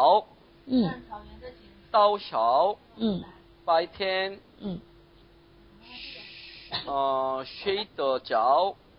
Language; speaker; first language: Chinese; non-native, learner; Korean